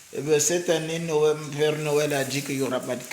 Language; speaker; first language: French; native; French